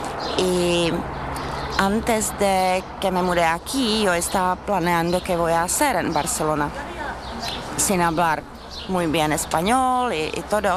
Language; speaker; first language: Spanish; non-native, fluent; Czech